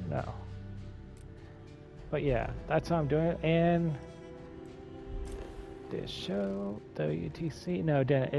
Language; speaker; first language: English; native; English